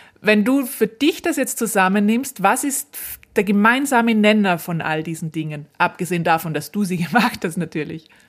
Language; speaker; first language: German; native; German